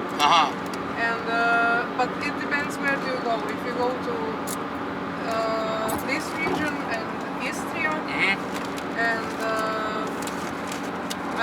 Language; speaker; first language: English; non-native, fluent; Croatian